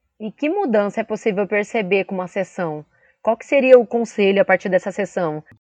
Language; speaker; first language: Portuguese; native; Portuguese